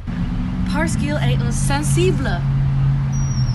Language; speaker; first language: French; non-native, learner; English